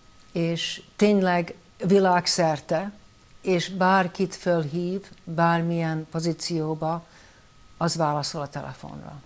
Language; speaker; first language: Hungarian; early bilingual, heritage; Hungarian